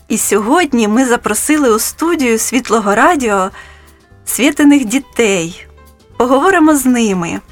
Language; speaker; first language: Ukrainian; native; Ukrainian